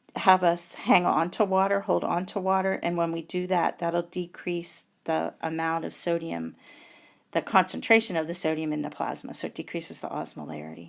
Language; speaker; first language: English; native; English